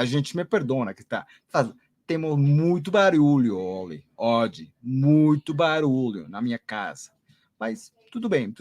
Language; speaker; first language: Portuguese; non-native, learner; Spanish